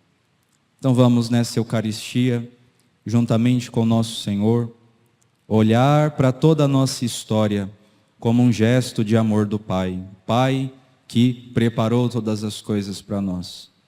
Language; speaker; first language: Portuguese; native; Portuguese